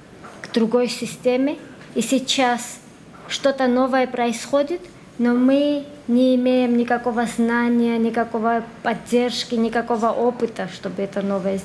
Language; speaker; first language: Russian; non-native, fluent; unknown